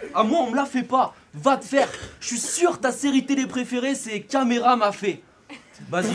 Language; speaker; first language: French; native; French